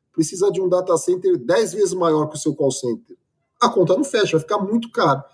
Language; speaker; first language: Portuguese; native; Portuguese